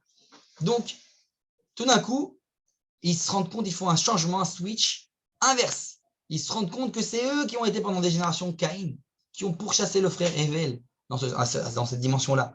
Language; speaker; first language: French; native; French